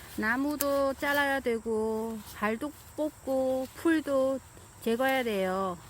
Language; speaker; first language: Korean; non-native, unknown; Vietnamese